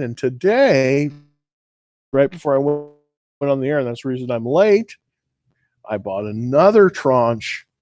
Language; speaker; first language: English; native; English